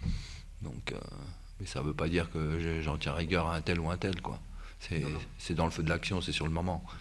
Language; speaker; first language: French; native; French